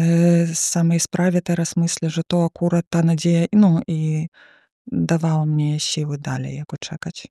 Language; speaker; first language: Polish; early bilingual, heritage; Polish